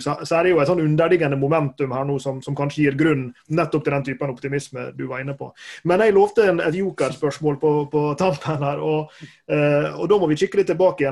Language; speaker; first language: Norwegian; native; Norwegian